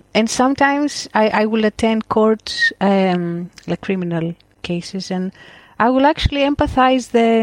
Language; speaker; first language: English; non-native, fluent; Greek